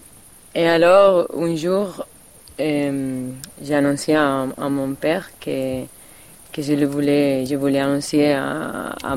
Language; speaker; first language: French; non-native, fluent; Catalan